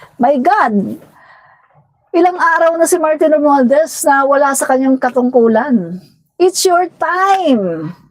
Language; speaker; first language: Filipino; non-native, local second language; Cebuano